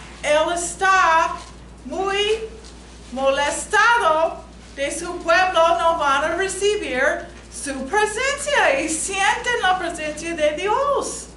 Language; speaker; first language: Spanish; non-native, fluent; English